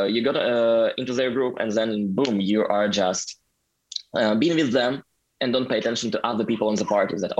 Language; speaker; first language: English; non-native, fluent; Russian